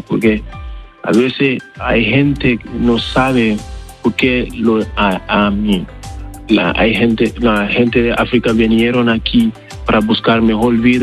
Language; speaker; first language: Spanish; non-native, learner; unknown